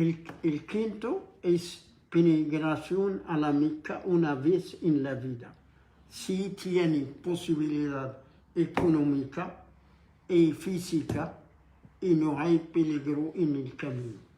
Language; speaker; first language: Spanish; non-native, fluent; Arabic